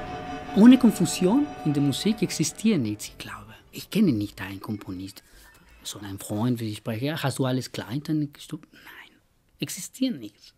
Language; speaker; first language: German; non-native, fluent; Spanish